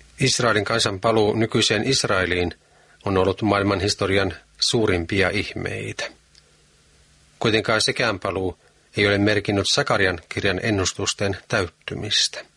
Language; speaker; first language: Finnish; native; Finnish